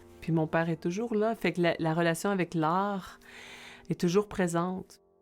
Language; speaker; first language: French; native; French